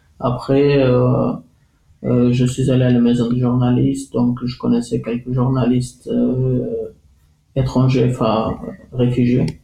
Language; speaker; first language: French; non-native, fluent; Kurdish